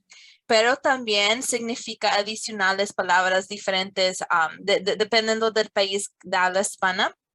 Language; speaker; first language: Spanish; non-native, fluent; English